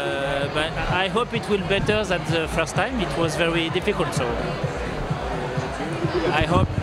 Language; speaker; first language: English; non-native, learner; French